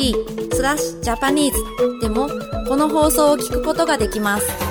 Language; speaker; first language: Japanese; non-native, fluent; Indonesian